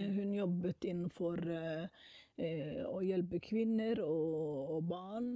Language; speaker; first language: Norwegian; non-native, fluent; Somali